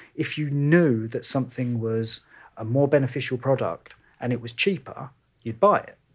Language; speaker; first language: English; native; English